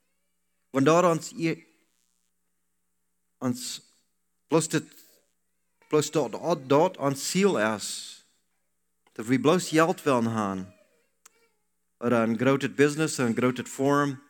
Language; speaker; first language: German; non-native, learner; Low German